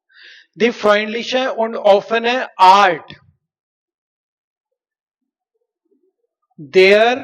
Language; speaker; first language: German; non-native, fluent; Hindi